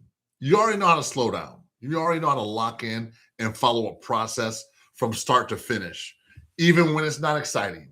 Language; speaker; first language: English; native; English